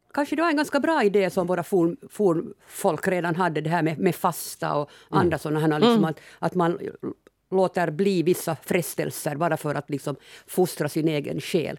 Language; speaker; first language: Swedish; native; Swedish